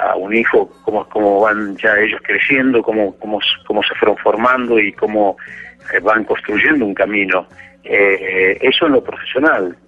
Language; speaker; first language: Spanish; native; Spanish